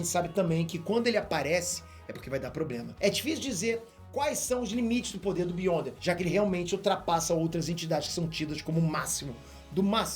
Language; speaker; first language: Portuguese; native; Portuguese